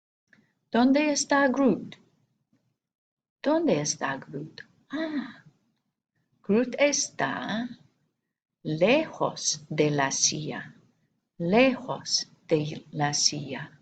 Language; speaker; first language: Spanish; non-native, fluent; English